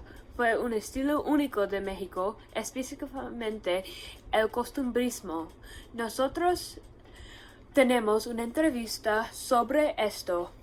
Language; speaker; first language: Spanish; non-native, learner; English